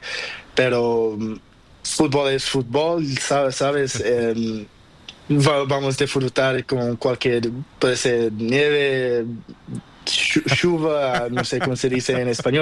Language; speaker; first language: Spanish; non-native, learner; Portuguese